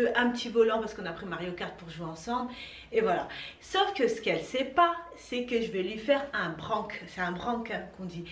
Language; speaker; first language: French; native; French